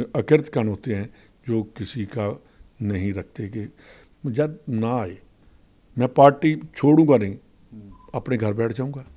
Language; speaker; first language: Hindi; non-native, local second language; Punjabi